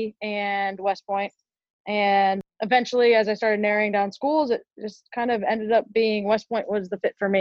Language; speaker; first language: English; native; English